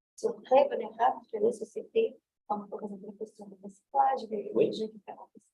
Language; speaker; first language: French; non-native, learner; Portuguese